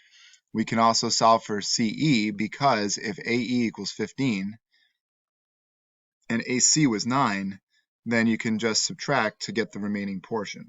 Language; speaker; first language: English; native; English